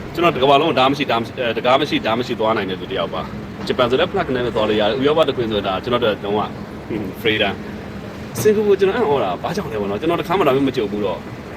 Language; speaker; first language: Burmese; native; Burmese